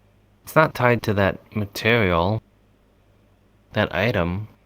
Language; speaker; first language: English; native; English